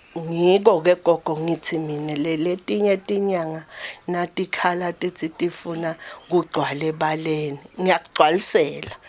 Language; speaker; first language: Zulu; non-native, local second language; Swati